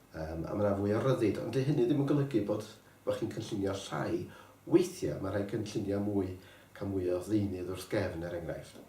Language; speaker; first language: Welsh; native; Welsh